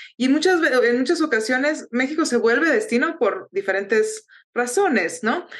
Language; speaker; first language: Spanish; native; Spanish